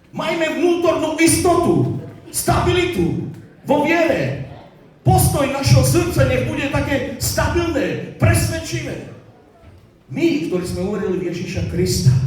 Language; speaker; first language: Slovak; non-native, local second language; Romany